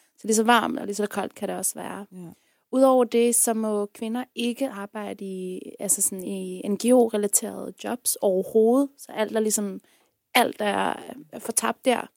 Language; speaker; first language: Danish; early bilingual, other home language; Persian